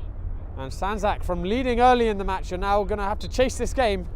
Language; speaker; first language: English; native; English